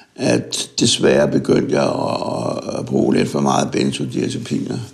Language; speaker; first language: Danish; native; Danish